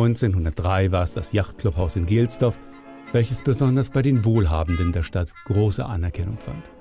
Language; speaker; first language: German; native; German